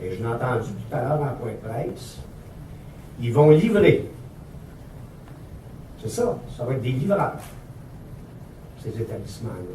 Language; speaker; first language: French; native; French